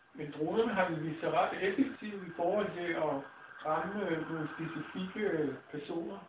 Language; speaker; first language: Danish; native; Danish